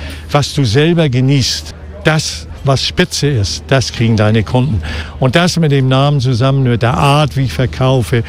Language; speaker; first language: German; native; German